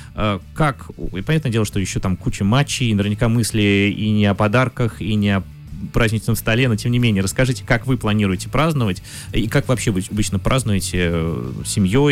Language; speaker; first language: Russian; native; Russian